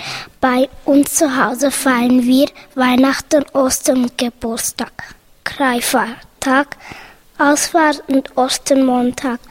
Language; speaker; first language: German; early bilingual, other home language; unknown